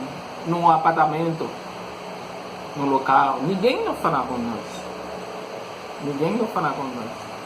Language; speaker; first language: Portuguese; non-native, learner; Haitian Creole